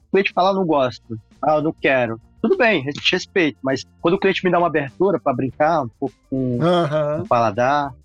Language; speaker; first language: Portuguese; native; Portuguese